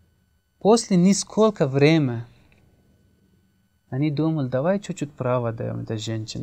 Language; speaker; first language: Russian; non-native, learner; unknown